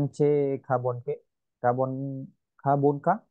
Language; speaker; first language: Korean; non-native, learner; Vietnamese